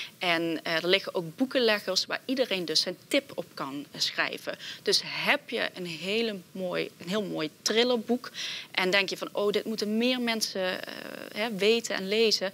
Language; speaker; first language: Dutch; native; Dutch